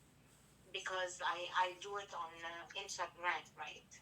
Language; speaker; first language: English; non-native, fluent; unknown